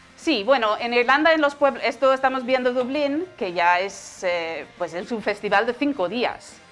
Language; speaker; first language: Spanish; non-native, fluent; English